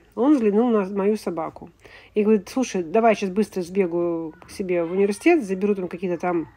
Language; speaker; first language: Russian; native; Russian